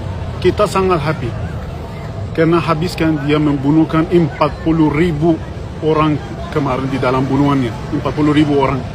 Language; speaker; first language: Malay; non-native, fluent; Persian